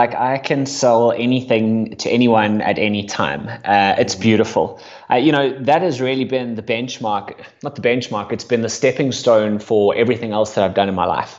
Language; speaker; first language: English; native; English